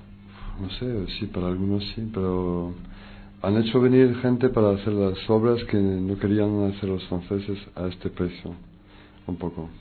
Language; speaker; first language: Spanish; non-native, fluent; French